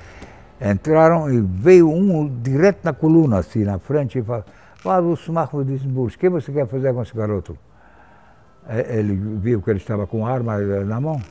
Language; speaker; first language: Portuguese; non-native, fluent; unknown